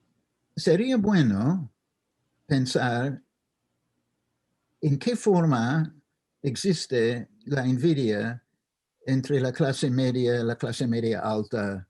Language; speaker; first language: Spanish; non-native, fluent; English